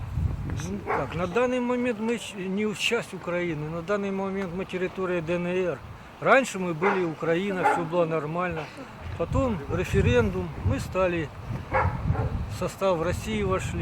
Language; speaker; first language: Russian; native; Russian